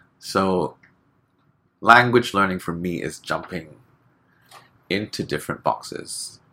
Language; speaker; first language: English; native; English